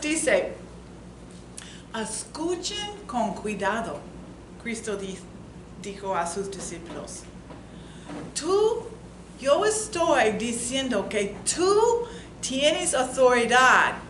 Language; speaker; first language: Spanish; non-native, learner; English